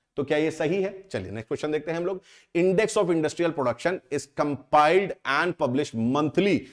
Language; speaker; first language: Hindi; native; Hindi